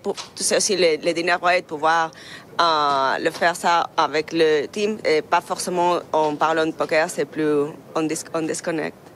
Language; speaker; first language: French; non-native, fluent; Spanish